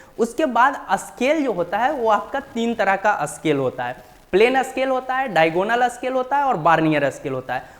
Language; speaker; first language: Hindi; native; Hindi